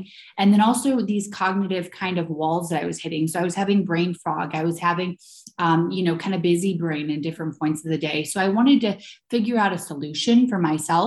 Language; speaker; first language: English; native; English